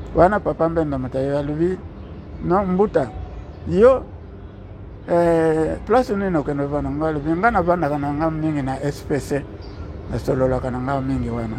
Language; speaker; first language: Lingala; non-native, local second language; Kongo